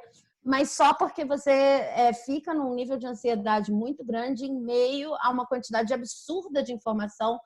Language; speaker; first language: Portuguese; native; Portuguese